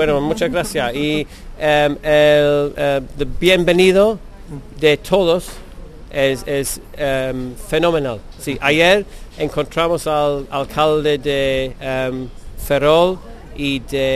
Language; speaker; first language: Spanish; non-native, learner; English